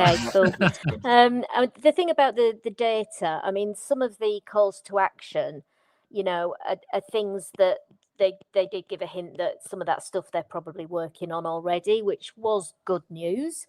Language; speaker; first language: English; native; English